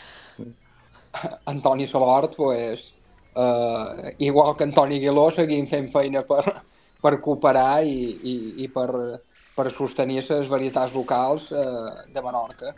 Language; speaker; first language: Catalan; native; Catalan